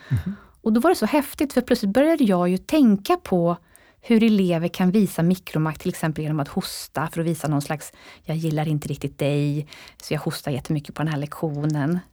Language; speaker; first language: Swedish; native; Swedish